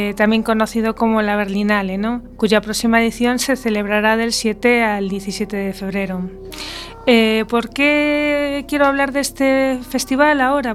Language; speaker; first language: Spanish; native; Spanish